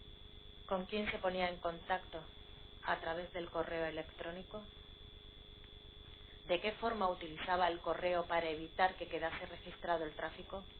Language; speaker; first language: Spanish; native; Spanish